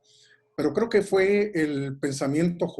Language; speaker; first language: Spanish; native; Spanish